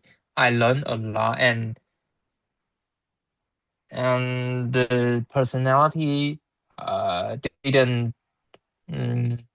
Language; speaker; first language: English; non-native, learner; Chinese